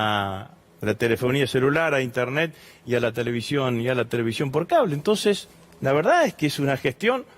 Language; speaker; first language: Spanish; native; Spanish